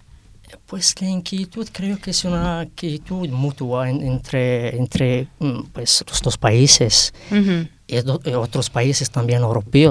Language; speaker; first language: Spanish; non-native, fluent; Arabic